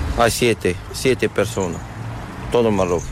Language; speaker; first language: Spanish; non-native, learner; Arabic